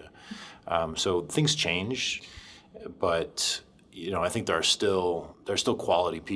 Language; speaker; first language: English; native; English